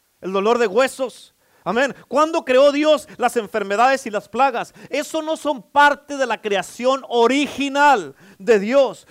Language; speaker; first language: Spanish; native; Spanish